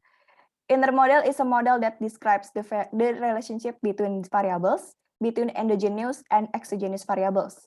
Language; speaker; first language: English; non-native, fluent; Indonesian